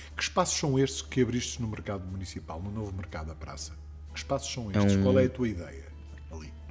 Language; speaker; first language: Portuguese; native; Portuguese